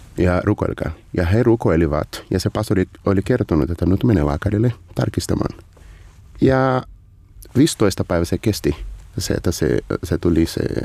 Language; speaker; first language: Finnish; non-native, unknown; Portuguese